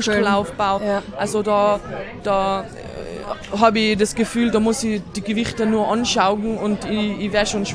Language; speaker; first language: German; native; German